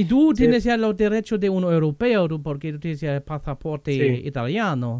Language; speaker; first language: Spanish; non-native, fluent; German